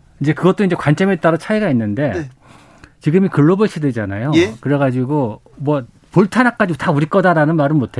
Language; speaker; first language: Korean; native; Korean